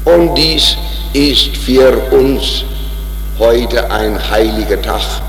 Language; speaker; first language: German; non-native, fluent; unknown